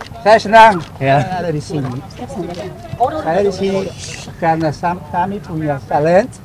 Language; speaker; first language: Indonesian; early bilingual, heritage; Indonesian